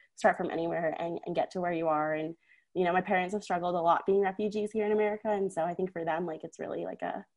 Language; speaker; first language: English; early bilingual, other home language; Persian